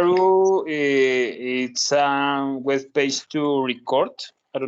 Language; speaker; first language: English; non-native, learner; Spanish